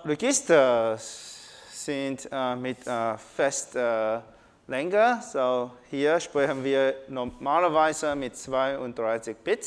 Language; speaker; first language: German; non-native, learner; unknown